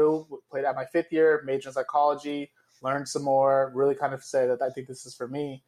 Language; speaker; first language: English; native; English